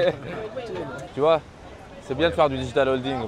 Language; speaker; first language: French; native; French